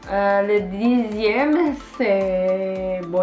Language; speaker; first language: French; non-native, learner; Indonesian